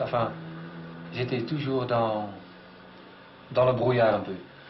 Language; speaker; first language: French; non-native, fluent; Dutch